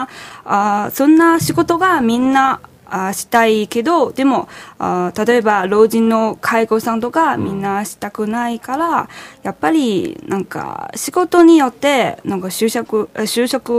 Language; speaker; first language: Japanese; non-native, fluent; Chinese